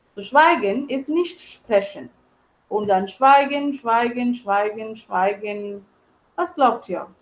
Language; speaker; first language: German; non-native, fluent; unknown